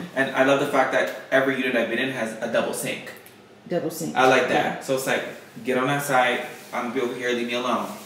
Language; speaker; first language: English; native; English